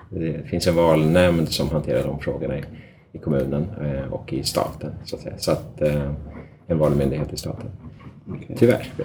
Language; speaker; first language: Swedish; native; Swedish